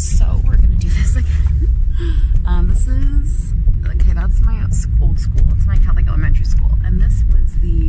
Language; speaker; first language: English; native; English